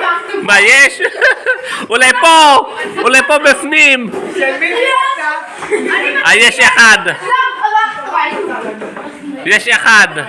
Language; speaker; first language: Hebrew; non-native, learner; Filipino